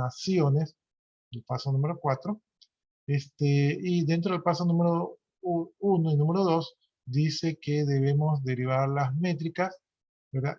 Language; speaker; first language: Spanish; native; Spanish